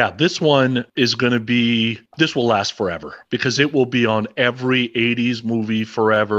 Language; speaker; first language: English; native; English